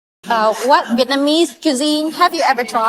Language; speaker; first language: English; non-native, learner; Vietnamese